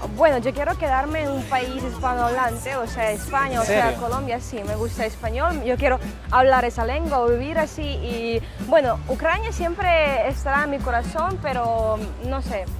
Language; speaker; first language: Spanish; early bilingual, other home language; Ukrainian